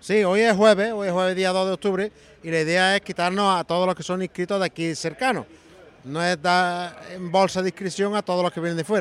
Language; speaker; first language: Spanish; native; Spanish